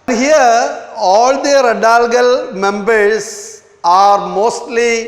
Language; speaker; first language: English; non-native, local second language; Malayalam